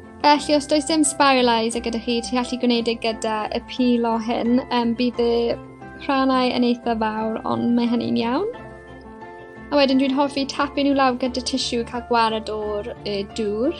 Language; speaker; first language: Welsh; non-native, local second language; English